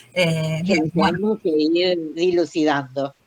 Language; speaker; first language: Spanish; native; Spanish